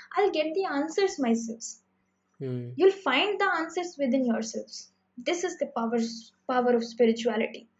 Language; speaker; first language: English; non-native, local second language; Hindi